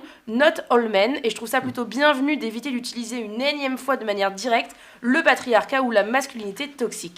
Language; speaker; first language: French; native; French